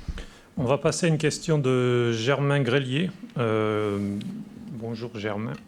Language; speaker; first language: French; native; French